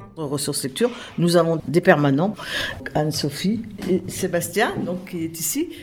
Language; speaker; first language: French; native; French